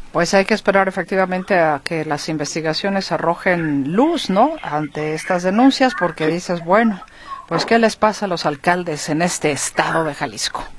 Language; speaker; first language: Spanish; native; Spanish